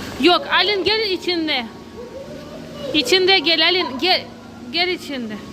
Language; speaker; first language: Turkish; non-native, learner; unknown